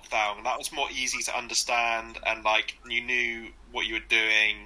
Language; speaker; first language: English; native; English